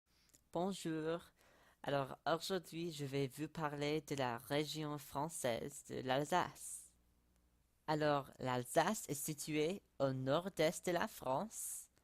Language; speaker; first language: French; non-native, learner; English